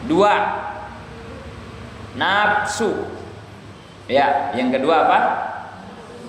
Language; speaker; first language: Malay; non-native, local second language; Sundanese